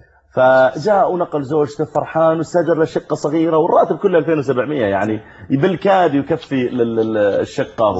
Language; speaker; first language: Arabic; native; Arabic